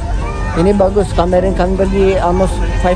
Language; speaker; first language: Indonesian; non-native, learner; Turkish